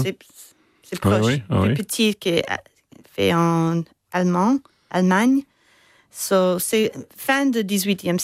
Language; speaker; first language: French; non-native, fluent; English